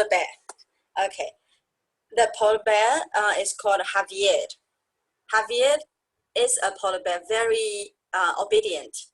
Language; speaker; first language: English; non-native, fluent; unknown